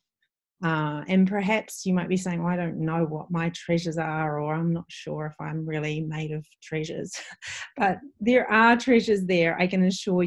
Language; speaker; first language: English; native; English